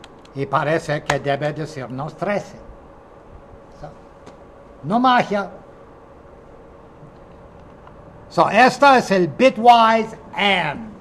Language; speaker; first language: Spanish; non-native, fluent; English